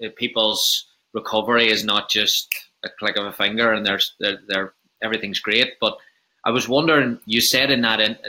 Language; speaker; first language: English; native; English